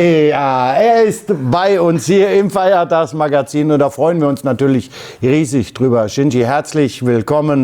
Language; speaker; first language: German; native; German